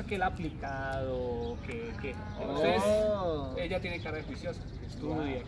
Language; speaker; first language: Spanish; native; Spanish